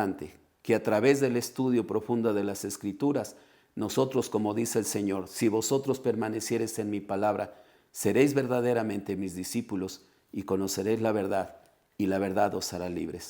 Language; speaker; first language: Spanish; native; Spanish